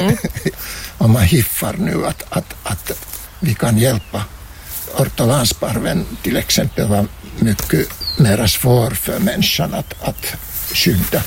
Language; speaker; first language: Swedish; non-native, local second language; Finnish